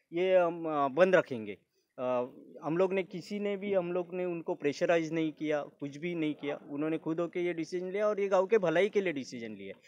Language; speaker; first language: Hindi; non-native, local second language; Marathi